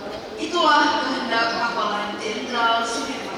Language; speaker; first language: Indonesian; native; Indonesian